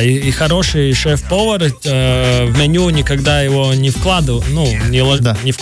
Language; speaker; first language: Russian; non-native, local second language; Latvian